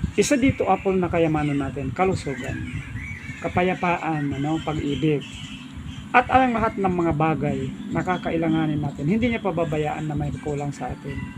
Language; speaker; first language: Filipino; non-native, local second language; Iloko